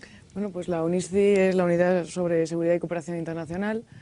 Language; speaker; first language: Spanish; native; Spanish